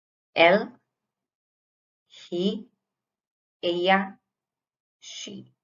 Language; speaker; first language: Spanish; non-native, fluent; Hindi